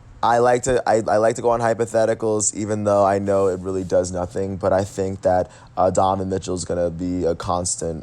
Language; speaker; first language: English; native; English